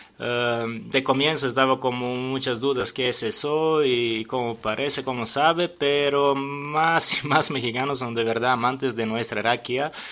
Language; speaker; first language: Spanish; non-native, learner; Serbian